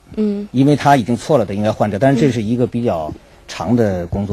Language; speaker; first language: Chinese; native; Chinese